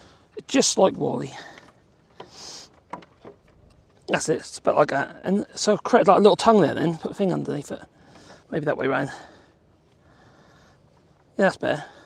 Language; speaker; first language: English; native; English